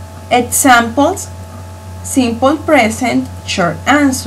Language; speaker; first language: English; non-native, local second language; Spanish